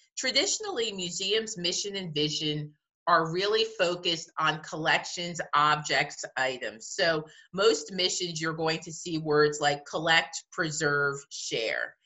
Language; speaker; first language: English; native; English